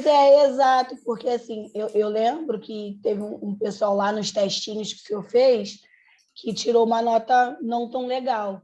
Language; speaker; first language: Portuguese; native; Portuguese